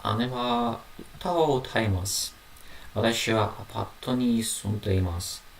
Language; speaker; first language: Japanese; non-native, learner; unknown